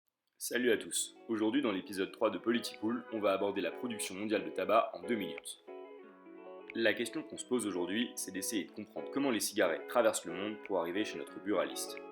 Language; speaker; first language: French; native; French